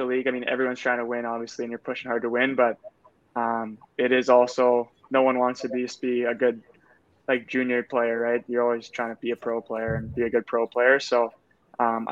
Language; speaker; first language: English; native; English